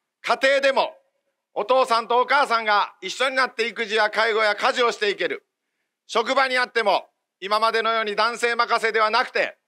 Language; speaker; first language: Japanese; native; Japanese